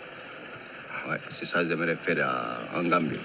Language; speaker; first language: French; non-native, fluent; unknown